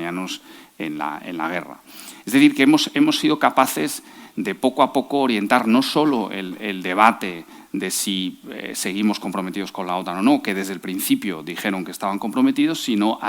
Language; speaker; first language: Spanish; native; Spanish